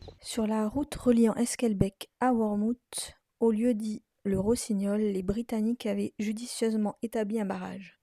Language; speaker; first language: French; native; French